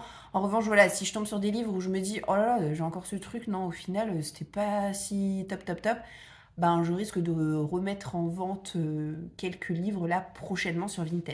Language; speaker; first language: French; native; French